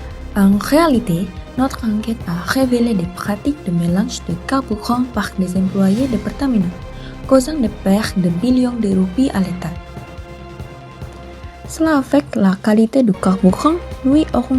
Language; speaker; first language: French; non-native, learner; Indonesian